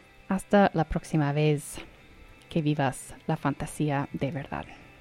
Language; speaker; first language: Spanish; non-native, fluent; English